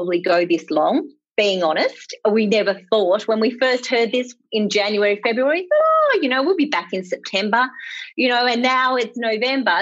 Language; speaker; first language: English; native; English